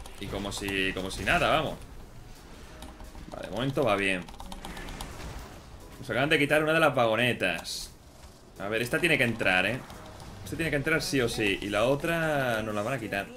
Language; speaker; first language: Spanish; native; Spanish